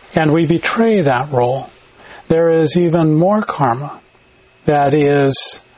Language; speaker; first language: English; native; English